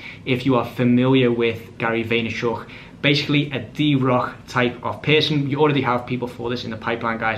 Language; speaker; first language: English; native; English